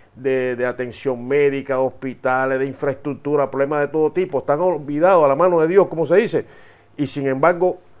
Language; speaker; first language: Spanish; native; Spanish